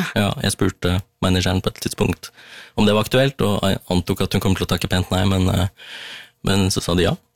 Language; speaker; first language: Norwegian; early bilingual, other home language; Tamil